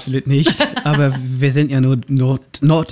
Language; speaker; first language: German; non-native, learner; Norwegian